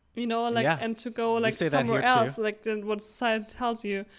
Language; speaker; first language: English; non-native, fluent; German